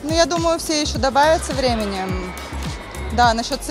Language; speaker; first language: Russian; native; Russian